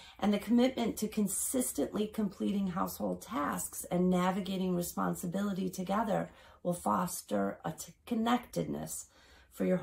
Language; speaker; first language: English; native; English